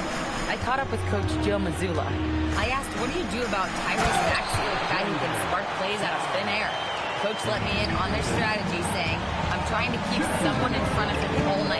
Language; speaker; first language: English; native; English